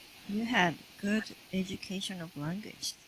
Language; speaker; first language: English; non-native, local second language; Japanese